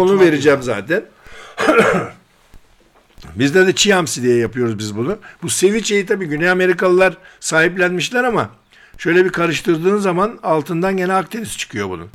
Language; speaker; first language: Turkish; native; Turkish